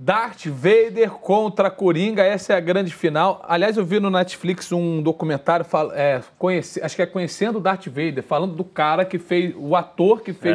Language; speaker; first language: Portuguese; native; Portuguese